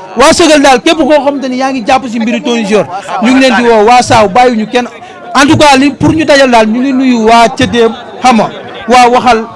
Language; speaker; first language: Wolof; native; Wolof